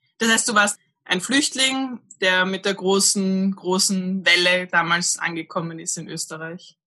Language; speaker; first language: German; native; German